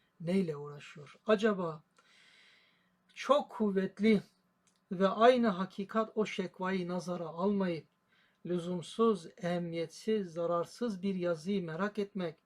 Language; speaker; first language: Turkish; native; Turkish